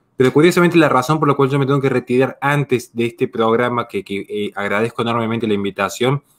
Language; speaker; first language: Spanish; native; Spanish